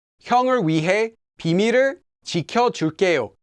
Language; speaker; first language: Korean; non-native, fluent; English